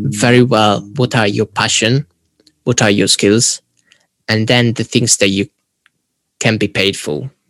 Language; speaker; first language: English; non-native, fluent; Italian